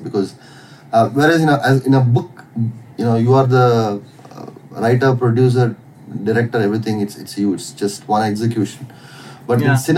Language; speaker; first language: English; non-native, local second language; Tamil